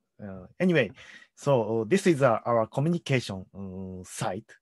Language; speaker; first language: English; non-native, learner; Japanese